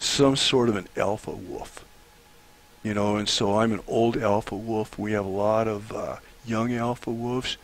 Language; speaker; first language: English; native; English